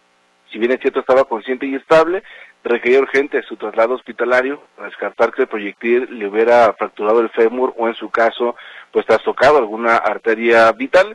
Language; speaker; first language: Spanish; native; Spanish